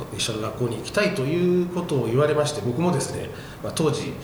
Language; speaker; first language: Japanese; native; Japanese